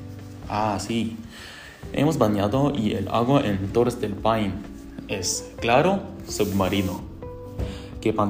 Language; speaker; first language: Spanish; non-native, learner; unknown